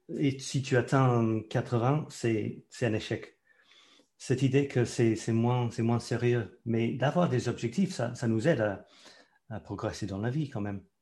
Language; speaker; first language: French; non-native, fluent; English